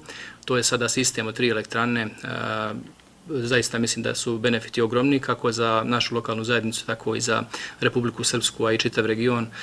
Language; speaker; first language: Bosnian; native; Bosnian